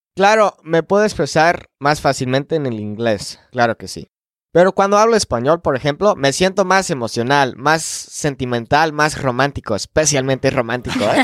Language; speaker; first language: Spanish; non-native, fluent; English